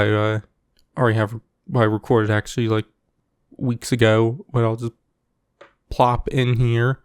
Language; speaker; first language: English; native; English